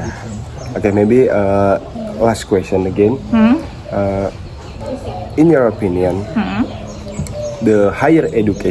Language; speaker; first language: English; non-native, learner; Indonesian